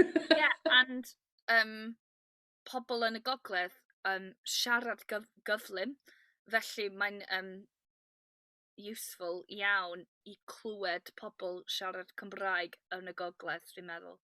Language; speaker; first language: Welsh; non-native, learner; English